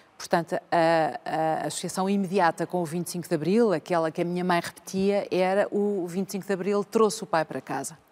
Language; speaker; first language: Portuguese; native; Portuguese